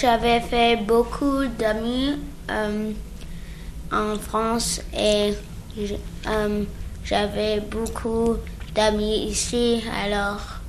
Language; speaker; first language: French; early bilingual, other home language; English